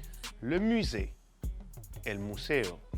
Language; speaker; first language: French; non-native, fluent; Spanish